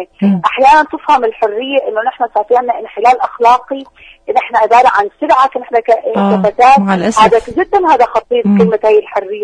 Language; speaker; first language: Arabic; native; Arabic